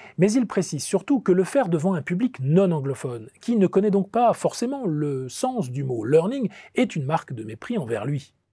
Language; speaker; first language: French; native; French